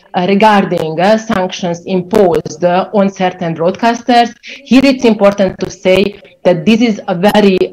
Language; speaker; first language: English; non-native, fluent; Ukrainian